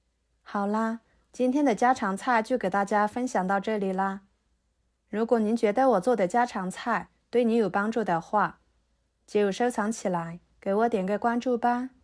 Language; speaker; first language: Chinese; native; Chinese